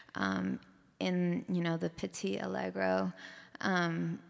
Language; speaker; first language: English; native; English